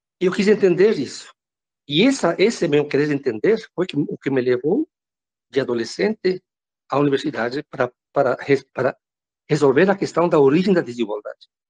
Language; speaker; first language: Portuguese; non-native, fluent; Spanish